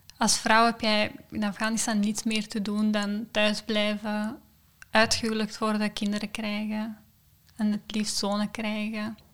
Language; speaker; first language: Dutch; non-native, fluent; Persian